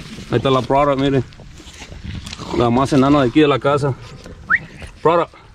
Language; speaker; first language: Spanish; early bilingual, heritage; Spanish